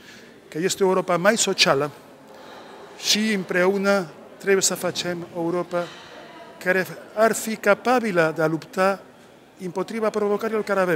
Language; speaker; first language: Romanian; non-native, learner; Spanish